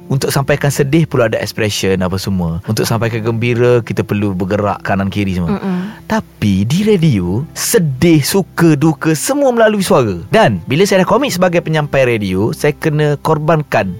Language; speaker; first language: Malay; native; Malay